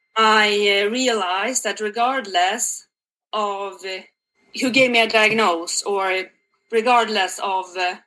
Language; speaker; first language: English; non-native, fluent; Swedish